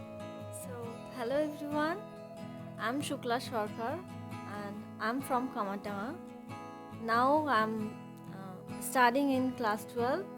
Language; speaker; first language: English; non-native, learner; Bangla